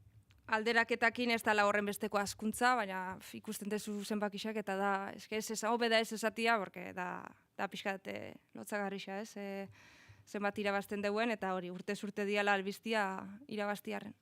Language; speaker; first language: Basque; native; Basque